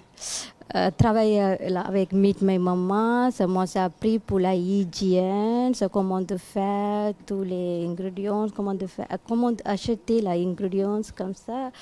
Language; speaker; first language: French; non-native, learner; Tamil